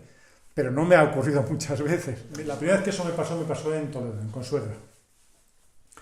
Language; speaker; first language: Spanish; native; Spanish